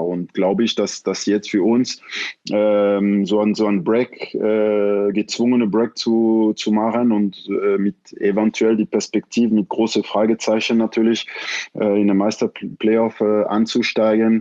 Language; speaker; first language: German; non-native, fluent; French